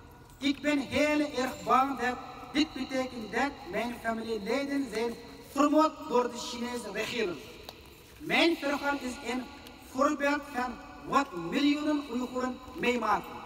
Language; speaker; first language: Dutch; non-native, fluent; Uyghur